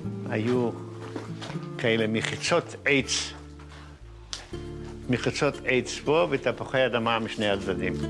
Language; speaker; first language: Hebrew; non-native, fluent; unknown